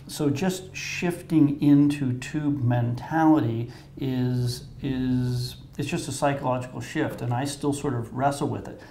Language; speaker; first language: English; native; English